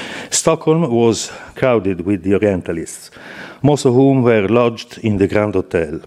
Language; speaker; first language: English; non-native, fluent; Italian